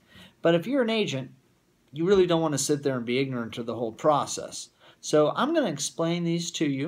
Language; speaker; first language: English; native; English